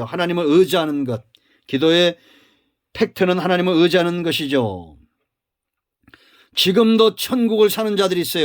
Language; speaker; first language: Korean; native; Korean